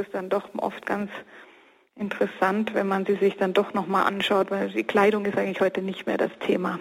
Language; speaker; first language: German; native; German